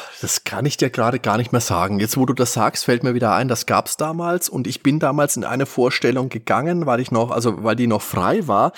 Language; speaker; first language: German; native; German